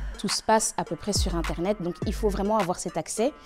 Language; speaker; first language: French; native; French